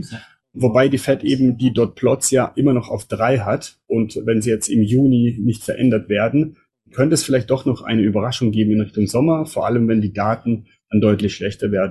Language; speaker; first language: German; native; German